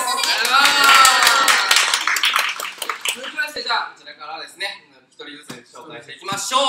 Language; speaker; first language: Japanese; native; Japanese